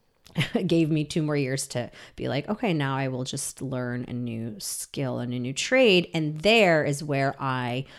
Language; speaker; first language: English; early bilingual, other home language; Russian